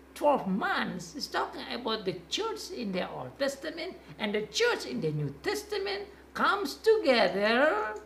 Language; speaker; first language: English; non-native, fluent; Indonesian